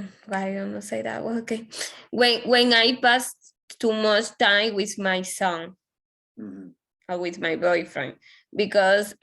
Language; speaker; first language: English; non-native, learner; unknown